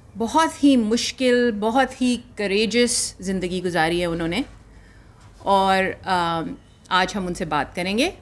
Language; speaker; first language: Urdu; native; Urdu